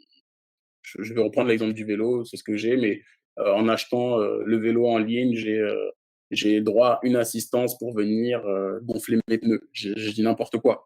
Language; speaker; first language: French; native; French